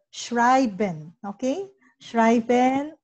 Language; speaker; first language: German; non-native, learner; Filipino